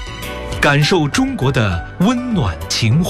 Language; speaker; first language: Chinese; native; Chinese